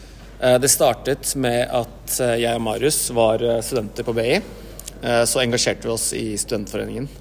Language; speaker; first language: Norwegian; native; Norwegian